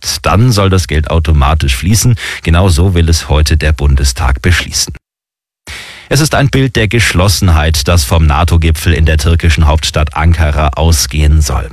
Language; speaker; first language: German; native; German